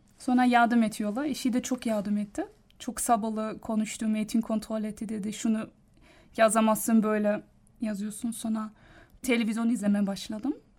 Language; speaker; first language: Turkish; non-native, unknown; German